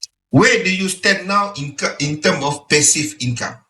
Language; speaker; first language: English; non-native, local second language; Malay